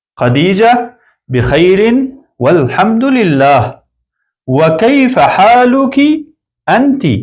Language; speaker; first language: Arabic; non-native, fluent; Persian